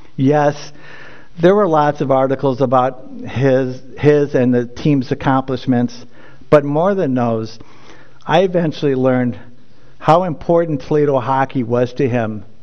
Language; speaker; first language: English; native; English